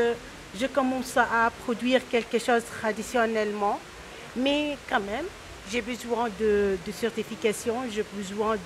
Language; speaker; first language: French; non-native, local second language; Arabic